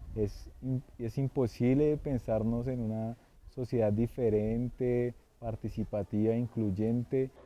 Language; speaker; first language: Spanish; native; Spanish